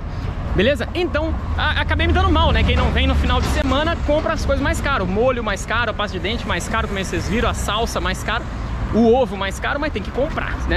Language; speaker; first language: Portuguese; native; Portuguese